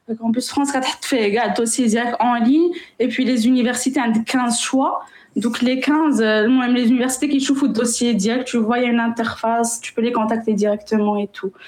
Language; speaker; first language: French; non-native, local second language; Arabic